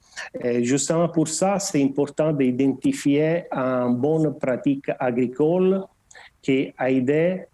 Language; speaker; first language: French; non-native, learner; Portuguese